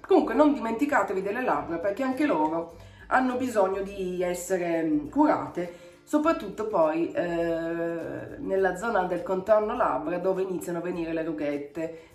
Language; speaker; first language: Italian; native; Italian